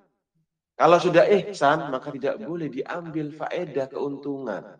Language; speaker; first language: Indonesian; native; Indonesian